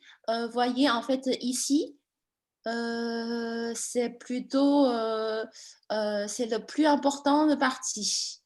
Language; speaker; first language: French; non-native, fluent; Chinese